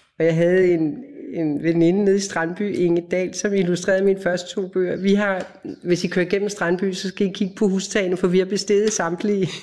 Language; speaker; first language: Danish; native; Danish